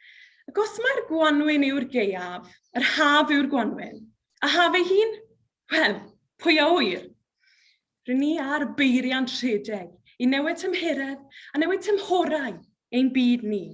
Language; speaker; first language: Welsh; native; Welsh